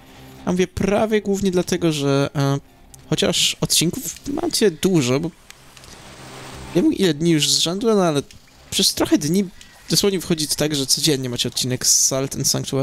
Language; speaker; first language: Polish; native; Polish